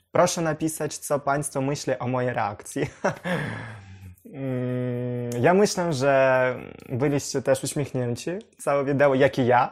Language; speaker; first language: Polish; non-native, learner; Ukrainian